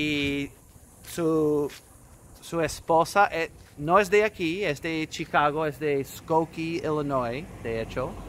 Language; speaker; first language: Spanish; non-native, fluent; English